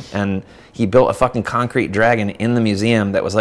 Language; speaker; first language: English; native; English